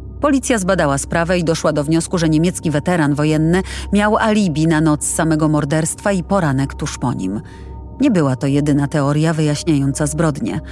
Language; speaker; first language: Polish; native; Polish